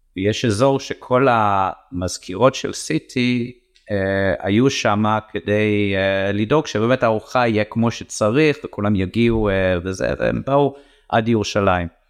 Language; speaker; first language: Hebrew; non-native, fluent; English